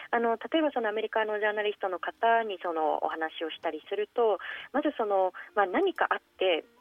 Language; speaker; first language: Japanese; native; Japanese